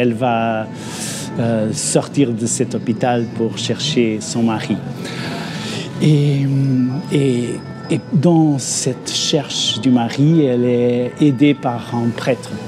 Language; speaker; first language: French; non-native, fluent; Portuguese